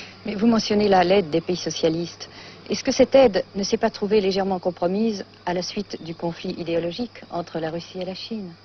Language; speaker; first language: French; native; French